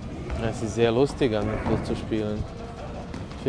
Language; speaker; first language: German; non-native, fluent; Serbian